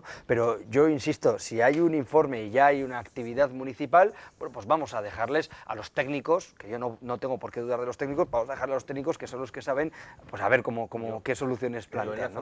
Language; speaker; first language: Spanish; native; Spanish